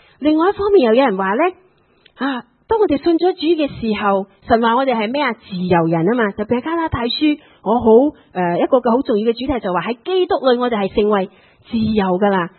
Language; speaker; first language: Chinese; non-native, local second language; Cantonese